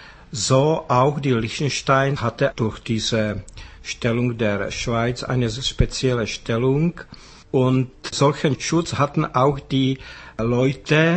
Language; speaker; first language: German; non-native, fluent; Czech